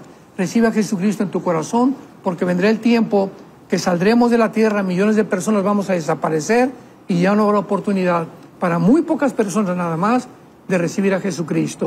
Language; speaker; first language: Spanish; native; Spanish